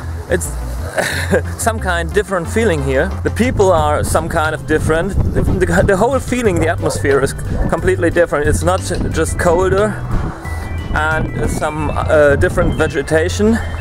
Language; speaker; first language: English; non-native, fluent; German